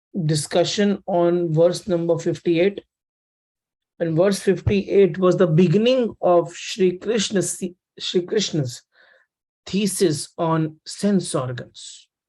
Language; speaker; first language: English; non-native, local second language; Hindi